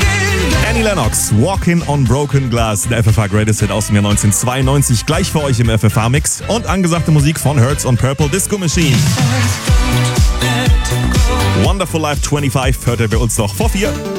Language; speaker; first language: German; native; German